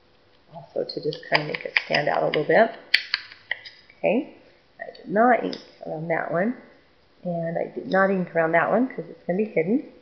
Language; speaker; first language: English; native; English